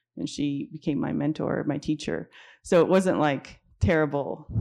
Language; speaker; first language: English; native; English